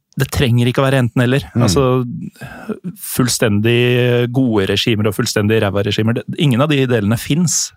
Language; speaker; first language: Norwegian; native; Norwegian